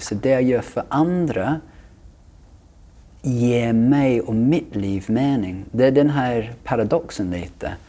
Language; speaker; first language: Swedish; non-native, fluent; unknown